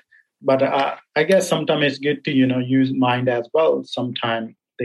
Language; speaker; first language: English; non-native, local second language; Punjabi